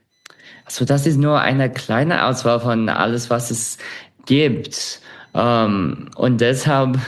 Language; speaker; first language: German; non-native, fluent; English